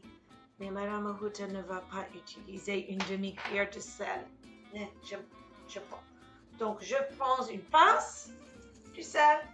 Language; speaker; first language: French; non-native, fluent; English